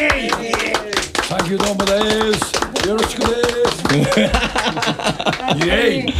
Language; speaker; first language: Japanese; native; Japanese